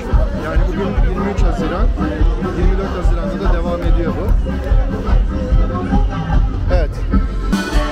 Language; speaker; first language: Turkish; native; Turkish